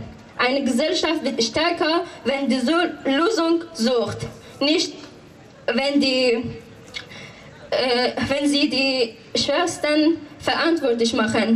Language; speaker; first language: German; non-native, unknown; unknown